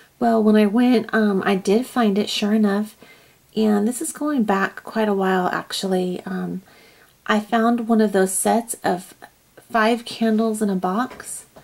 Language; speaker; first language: English; native; English